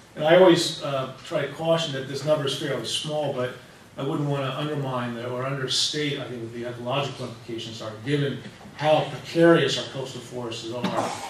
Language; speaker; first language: English; native; English